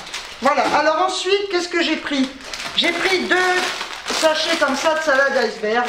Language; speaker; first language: French; native; French